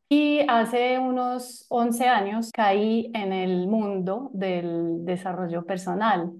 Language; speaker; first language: Spanish; non-native, fluent; French